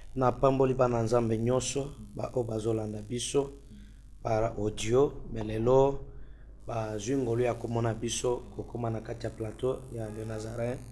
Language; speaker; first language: Lingala; non-native, local second language; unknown